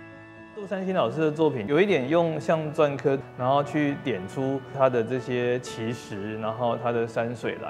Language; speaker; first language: Chinese; native; Chinese